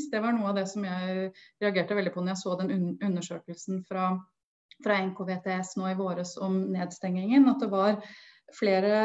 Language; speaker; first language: Norwegian; native; Norwegian